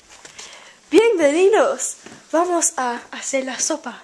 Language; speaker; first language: Spanish; non-native, learner; English